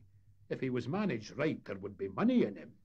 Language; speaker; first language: English; native; English